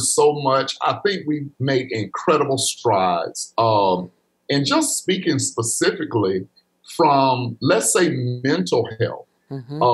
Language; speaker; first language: English; native; English